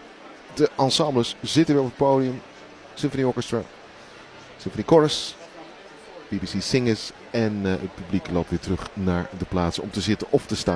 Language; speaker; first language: Dutch; native; Dutch